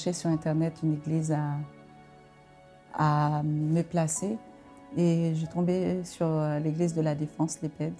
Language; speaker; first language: French; non-native, local second language; Haitian Creole